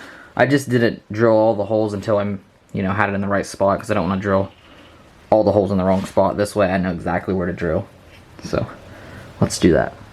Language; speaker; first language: English; native; English